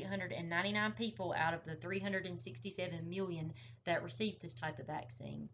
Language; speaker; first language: English; native; English